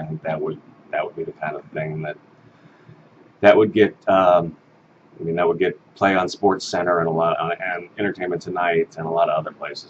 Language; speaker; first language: English; native; English